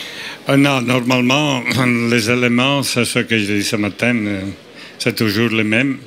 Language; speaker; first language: French; non-native, fluent; Italian